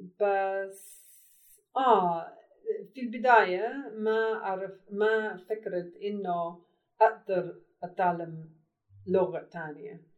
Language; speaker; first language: Arabic; non-native, learner; English